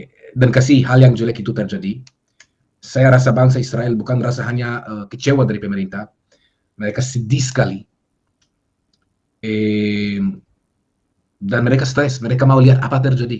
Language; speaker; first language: Indonesian; non-native, fluent; Hebrew